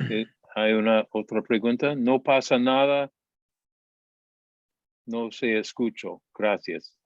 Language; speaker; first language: Spanish; non-native, fluent; English